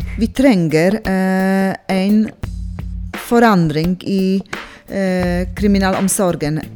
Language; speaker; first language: Norwegian; non-native, fluent; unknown